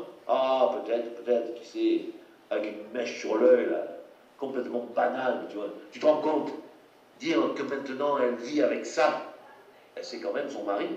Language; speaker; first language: French; native; French